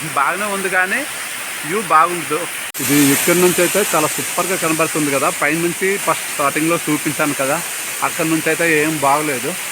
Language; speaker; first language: Telugu; non-native, local second language; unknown